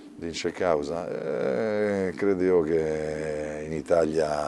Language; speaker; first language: Romanian; non-native, fluent; Italian